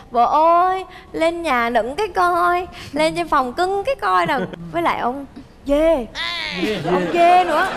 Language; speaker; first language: Vietnamese; early bilingual, heritage; Vietnamese